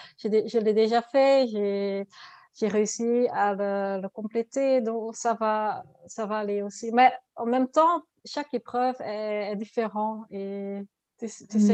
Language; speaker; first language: French; non-native, learner; Dutch